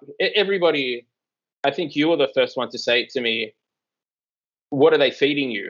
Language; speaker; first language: English; native; English